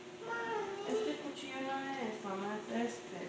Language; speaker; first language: Spanish; early bilingual, heritage; English